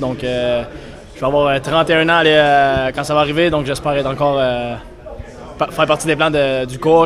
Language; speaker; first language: French; native; French